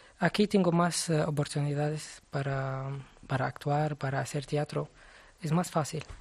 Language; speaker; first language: Spanish; non-native, learner; Arabic